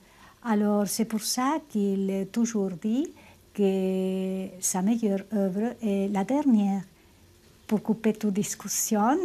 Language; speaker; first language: French; non-native, fluent; Spanish